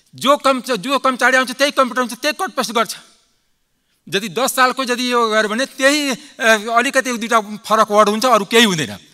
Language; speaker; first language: Nepali; non-native, local second language; Maithili